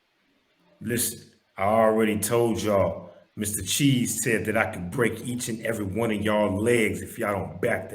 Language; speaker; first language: English; native; English